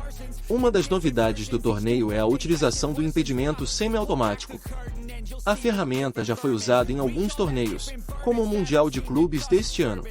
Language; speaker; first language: Portuguese; native; Portuguese